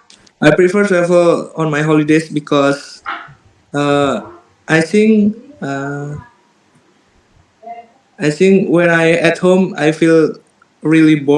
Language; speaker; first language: English; non-native, learner; Indonesian